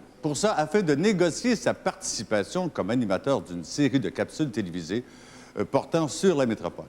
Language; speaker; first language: French; native; French